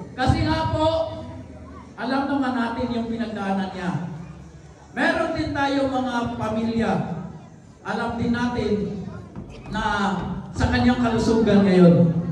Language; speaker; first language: Filipino; non-native, local second language; Cebuano